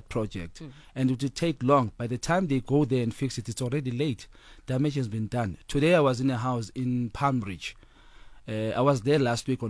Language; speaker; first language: English; non-native, local second language; Zulu